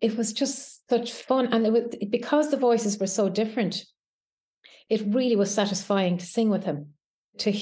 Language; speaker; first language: English; native; English